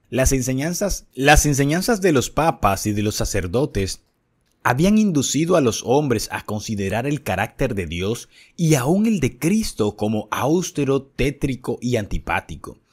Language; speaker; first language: Spanish; native; Spanish